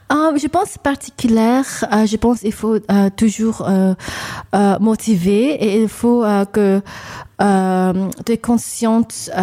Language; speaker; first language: French; non-native, learner; English